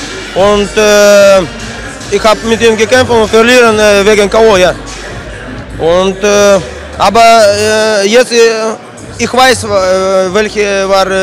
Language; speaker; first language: German; non-native, learner; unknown